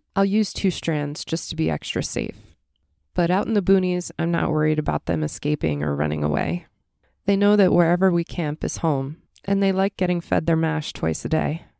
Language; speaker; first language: English; native; English